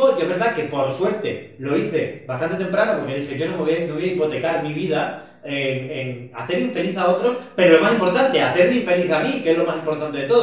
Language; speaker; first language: Spanish; native; Spanish